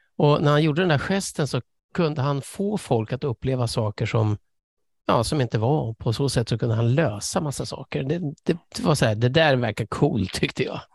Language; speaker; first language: Swedish; early bilingual, other home language; English